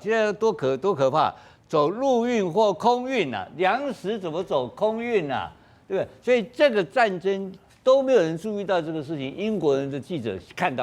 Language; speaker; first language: Chinese; native; Chinese